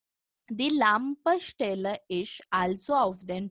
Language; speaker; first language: German; non-native, fluent; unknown